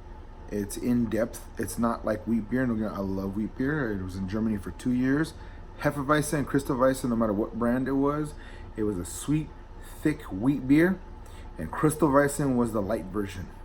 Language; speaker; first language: English; native; English